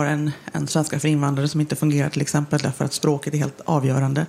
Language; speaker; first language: Swedish; native; Swedish